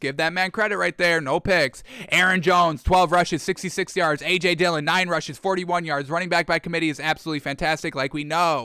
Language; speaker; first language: English; native; English